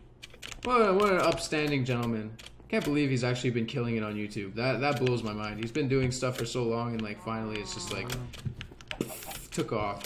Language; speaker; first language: English; native; English